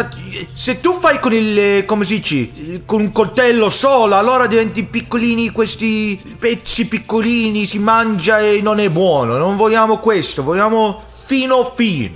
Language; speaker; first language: Italian; non-native, learner; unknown